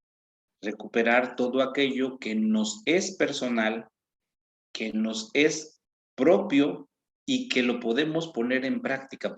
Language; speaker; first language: Spanish; native; Spanish